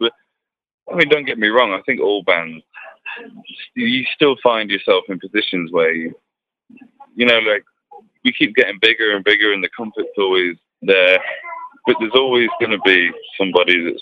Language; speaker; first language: English; native; English